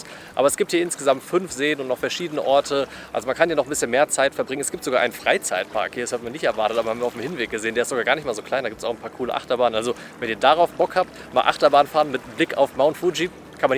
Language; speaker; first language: German; native; German